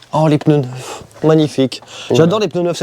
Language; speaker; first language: French; native; French